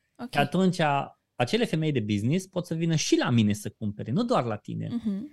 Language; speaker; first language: Romanian; native; Romanian